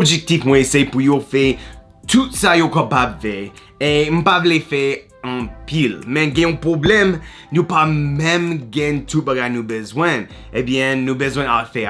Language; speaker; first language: Haitian Creole; non-native, learner; English